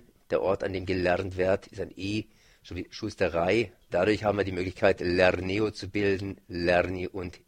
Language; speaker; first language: German; native; German